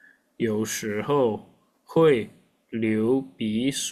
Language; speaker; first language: Chinese; non-native, fluent; Indonesian